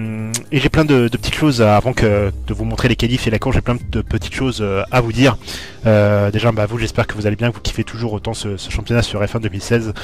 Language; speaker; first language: French; native; French